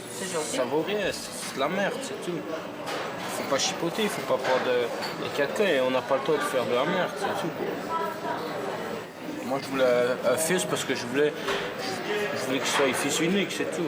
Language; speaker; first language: French; native; French